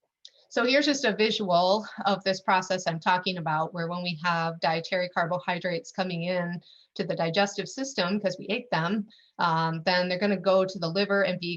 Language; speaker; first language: English; native; English